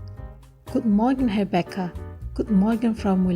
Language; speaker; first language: German; non-native, fluent; Indonesian